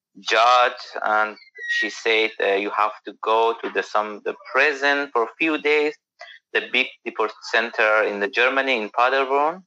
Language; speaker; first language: English; non-native, learner; Persian